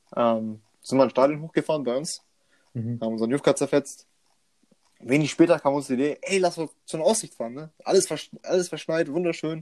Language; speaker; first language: German; native; German